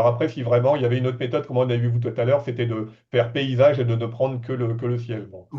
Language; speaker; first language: French; native; French